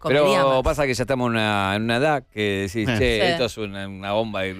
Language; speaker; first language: Spanish; native; Spanish